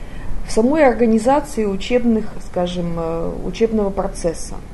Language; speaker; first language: Russian; native; Russian